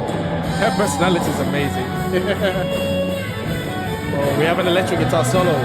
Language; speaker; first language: English; native; English